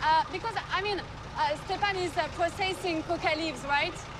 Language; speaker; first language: English; non-native, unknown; French